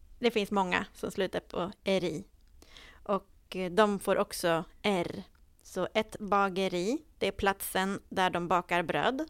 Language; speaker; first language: Swedish; native; Swedish